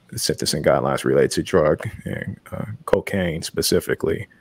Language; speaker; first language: English; native; English